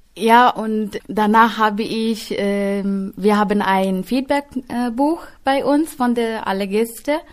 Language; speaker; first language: German; non-native, fluent; Sinhala